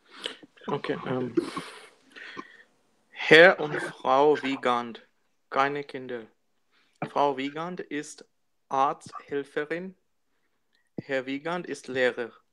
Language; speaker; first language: German; non-native, learner; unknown